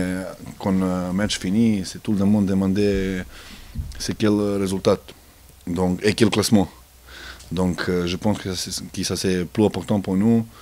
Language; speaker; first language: French; non-native, learner; Serbian